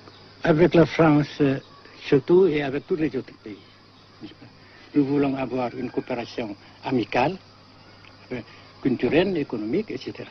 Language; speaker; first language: French; non-native, fluent; Vietnamese